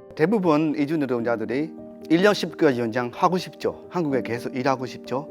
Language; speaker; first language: Korean; non-native, fluent; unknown